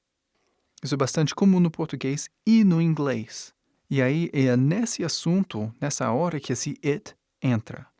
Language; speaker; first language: Portuguese; non-native, fluent; English